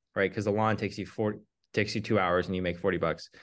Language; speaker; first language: English; native; English